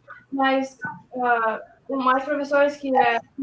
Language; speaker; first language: Portuguese; early bilingual, heritage; Portuguese